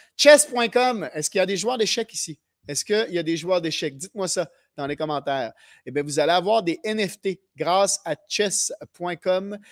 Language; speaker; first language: French; native; French